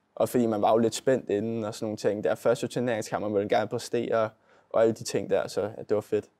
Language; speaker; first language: Danish; native; Danish